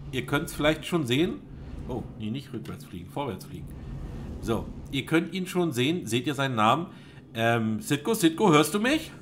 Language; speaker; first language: German; native; German